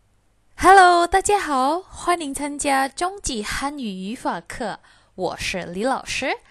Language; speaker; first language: Chinese; non-native, fluent; Indonesian